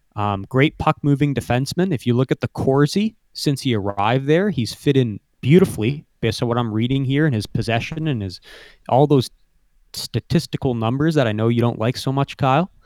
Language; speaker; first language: English; native; English